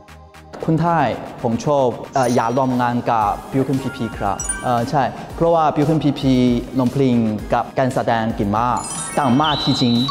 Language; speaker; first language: Thai; non-native, learner; Chinese